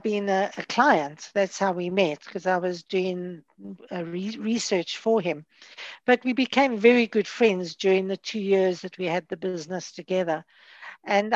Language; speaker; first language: English; native; English